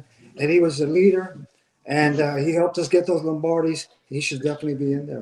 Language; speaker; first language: English; native; English